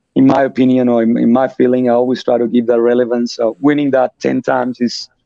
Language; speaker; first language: English; non-native, fluent; Spanish